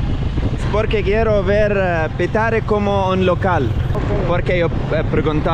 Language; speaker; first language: Spanish; non-native, learner; Arabic